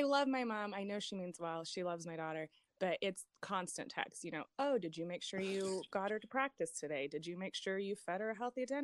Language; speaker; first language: English; native; English